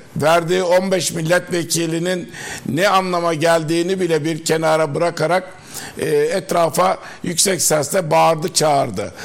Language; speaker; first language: Turkish; native; Turkish